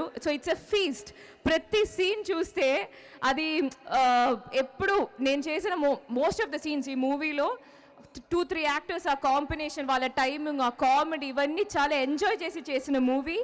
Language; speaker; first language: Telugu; non-native, fluent; Malayalam